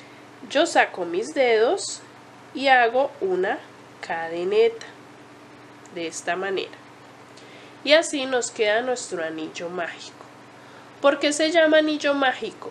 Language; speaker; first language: Spanish; native; Spanish